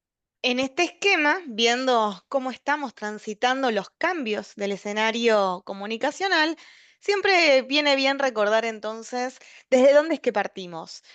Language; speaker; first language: Spanish; native; Spanish